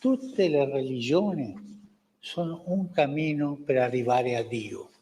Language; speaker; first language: Italian; non-native, fluent; Spanish